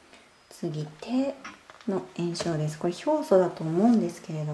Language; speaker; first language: Japanese; native; Japanese